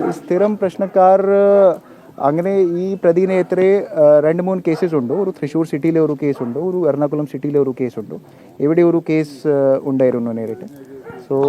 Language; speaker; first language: Malayalam; non-native, learner; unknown